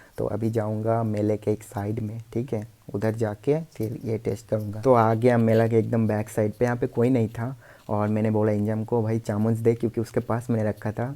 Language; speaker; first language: Hindi; non-native, local second language; Bangla